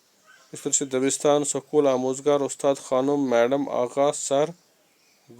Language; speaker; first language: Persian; non-native, fluent; Urdu